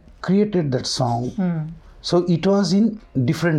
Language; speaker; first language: English; non-native, local second language; Bangla